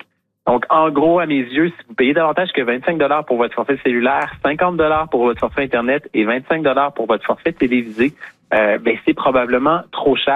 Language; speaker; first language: French; native; French